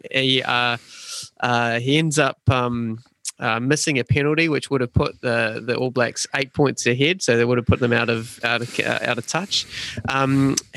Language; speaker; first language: English; native; English